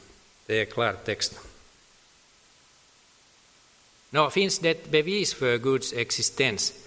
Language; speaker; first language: Swedish; non-native, local second language; Finnish